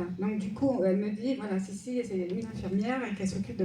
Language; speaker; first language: French; native; French